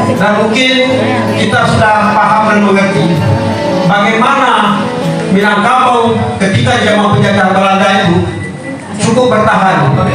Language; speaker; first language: Indonesian; non-native, local second language; Minangkabau